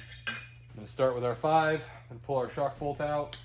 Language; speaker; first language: English; native; English